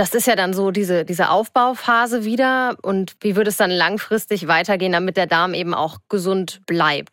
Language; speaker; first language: German; native; German